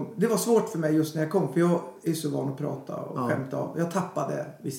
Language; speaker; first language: Swedish; native; Swedish